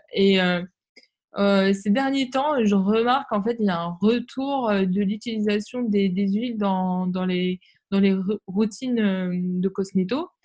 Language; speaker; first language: French; native; French